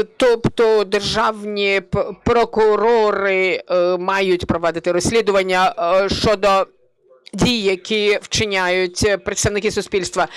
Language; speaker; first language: Ukrainian; early bilingual, heritage; Ukrainian